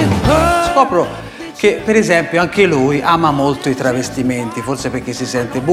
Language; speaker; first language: Italian; native; Italian